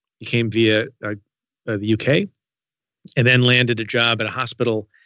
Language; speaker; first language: English; early bilingual, other home language; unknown